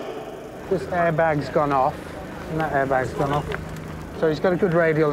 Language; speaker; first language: English; native; English